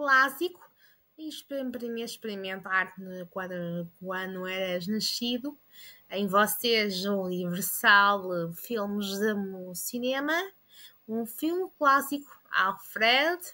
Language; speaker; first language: Portuguese; non-native, learner; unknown